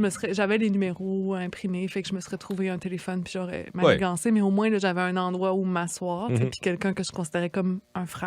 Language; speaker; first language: French; native; French